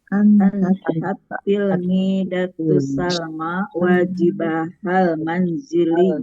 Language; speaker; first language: Arabic; non-native, learner; Indonesian